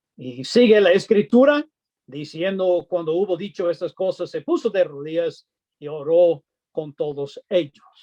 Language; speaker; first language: Spanish; non-native, fluent; English